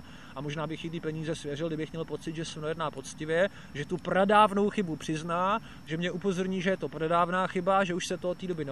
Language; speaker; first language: Czech; native; Czech